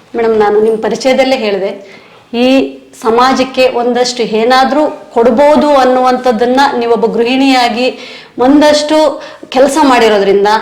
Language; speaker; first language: Kannada; native; Kannada